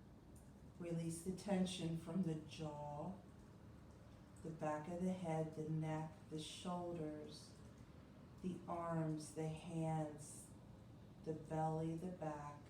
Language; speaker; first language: English; native; English